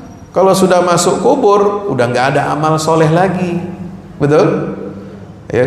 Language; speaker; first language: Indonesian; native; Indonesian